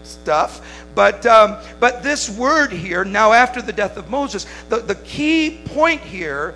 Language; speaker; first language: English; native; English